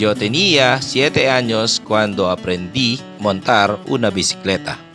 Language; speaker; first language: Spanish; non-native, fluent; Filipino